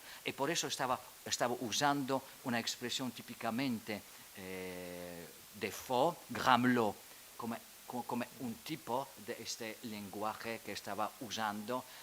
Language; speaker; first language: Spanish; non-native, fluent; Polish